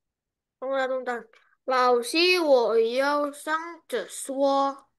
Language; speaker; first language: Chinese; non-native, learner; Indonesian